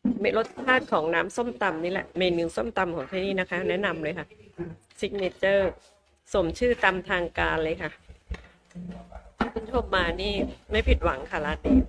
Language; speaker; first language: Thai; native; Thai